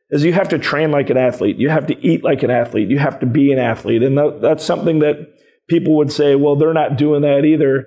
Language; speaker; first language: English; native; English